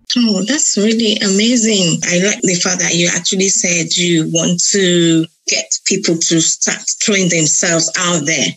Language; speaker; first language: English; non-native, local second language; Yoruba